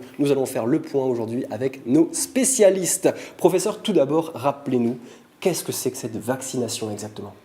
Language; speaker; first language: French; native; French